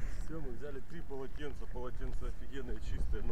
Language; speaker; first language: Russian; native; Russian